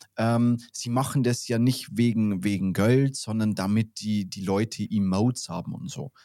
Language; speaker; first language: German; native; German